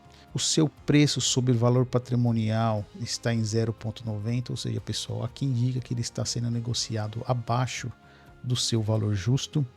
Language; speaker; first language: Portuguese; native; Portuguese